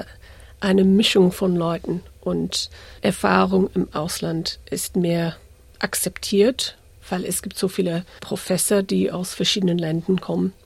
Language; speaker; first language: German; non-native, fluent; English